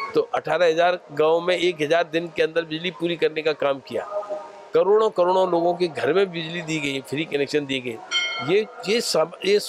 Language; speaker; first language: Hindi; native; Hindi